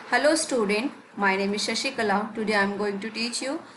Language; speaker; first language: English; non-native, local second language; Hindi